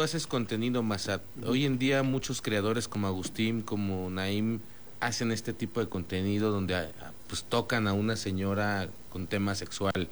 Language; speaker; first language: Spanish; native; Spanish